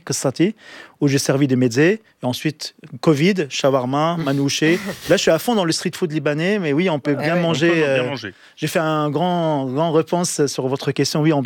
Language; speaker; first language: French; non-native, local second language; Arabic